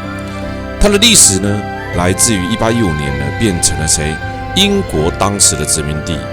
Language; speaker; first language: Chinese; native; Chinese